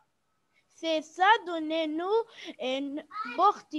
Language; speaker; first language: French; non-native, learner; Arabic